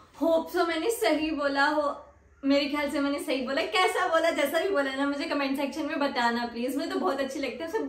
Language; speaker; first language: Hindi; non-native, local second language; Punjabi